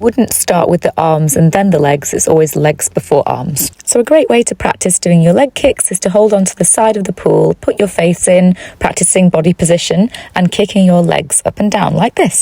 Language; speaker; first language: English; native; English